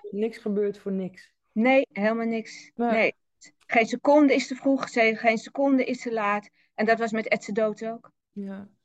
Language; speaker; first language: Dutch; native; Dutch